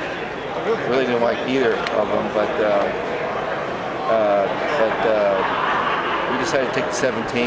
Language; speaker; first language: English; native; English